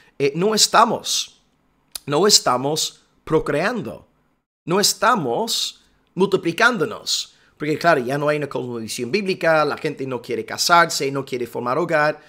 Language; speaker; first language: Spanish; non-native, fluent; English